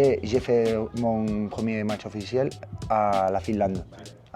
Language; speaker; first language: French; non-native, learner; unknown